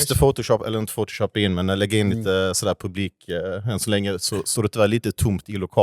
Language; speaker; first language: Swedish; native; Swedish